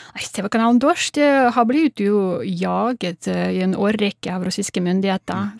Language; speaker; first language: Norwegian; non-native, fluent; Russian